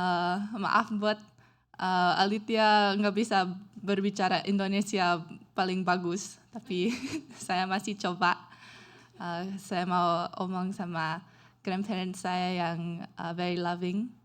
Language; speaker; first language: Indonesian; early bilingual, heritage; English